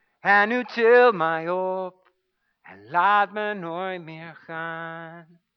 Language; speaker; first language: Dutch; non-native, fluent; English